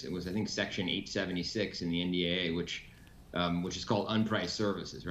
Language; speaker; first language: English; native; English